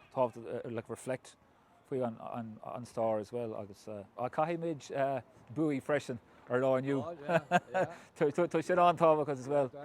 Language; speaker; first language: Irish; non-native, local second language; English